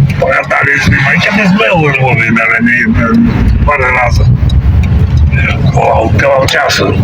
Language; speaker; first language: Polish; non-native, learner; Ukrainian